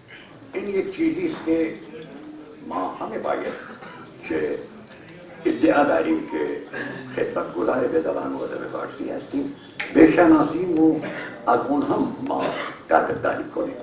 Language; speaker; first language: Persian; non-native, fluent; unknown